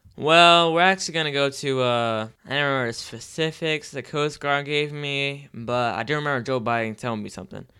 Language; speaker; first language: English; native; English